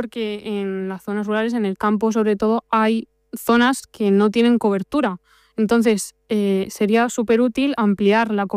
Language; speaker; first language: Spanish; native; Spanish